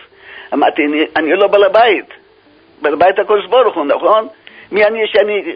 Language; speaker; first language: Hebrew; non-native, fluent; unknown